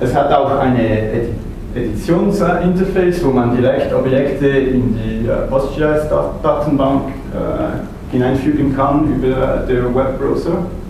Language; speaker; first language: German; non-native, fluent; French